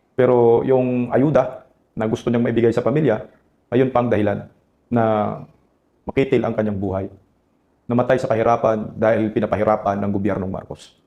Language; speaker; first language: Filipino; non-native, local second language; Cebuano